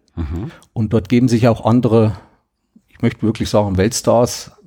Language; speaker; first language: German; native; German